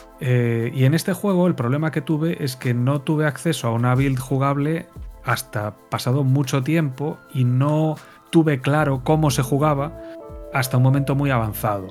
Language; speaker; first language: Spanish; native; Spanish